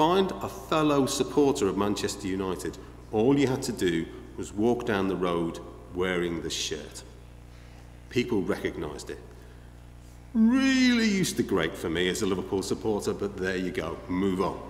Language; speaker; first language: English; native; English